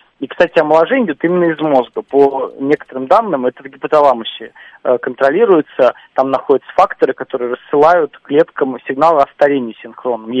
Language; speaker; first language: Russian; native; Russian